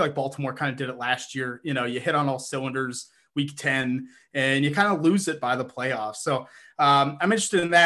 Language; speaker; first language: English; native; English